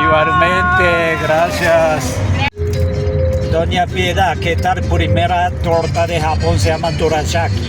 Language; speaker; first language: Spanish; non-native, fluent; Japanese